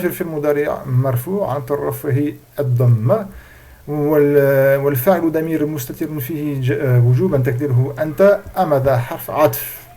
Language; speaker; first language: Arabic; non-native, fluent; French